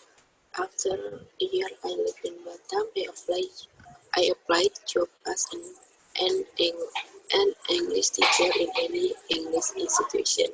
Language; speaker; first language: English; non-native, learner; Indonesian